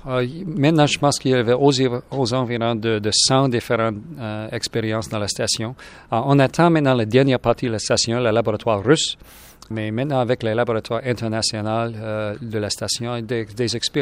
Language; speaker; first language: French; non-native, local second language; English